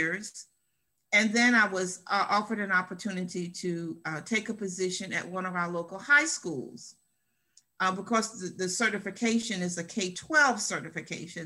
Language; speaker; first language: English; native; English